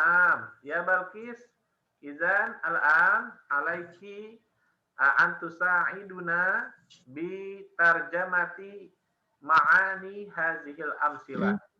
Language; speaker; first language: Arabic; non-native, fluent; Indonesian